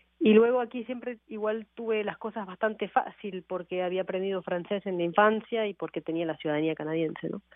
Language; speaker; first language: Spanish; native; Spanish